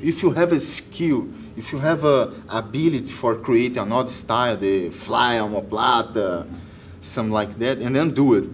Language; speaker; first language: English; non-native, learner; Portuguese